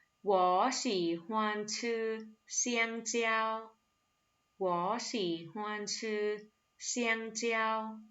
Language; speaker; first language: Chinese; non-native, fluent; Thai